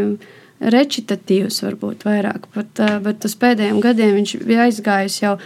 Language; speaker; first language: Latvian; non-native, local second language; Russian